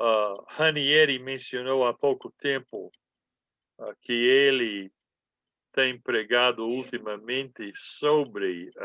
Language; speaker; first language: Portuguese; non-native, fluent; English